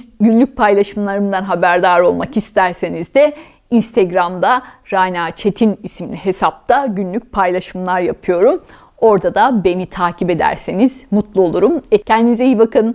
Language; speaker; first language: Turkish; native; Turkish